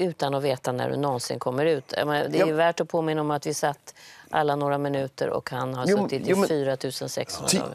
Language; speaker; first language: Swedish; native; Swedish